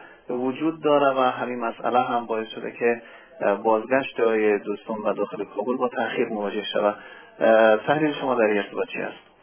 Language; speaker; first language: Persian; native; Persian